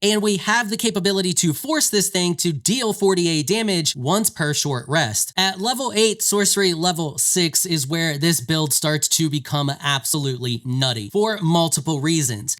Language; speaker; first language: English; native; English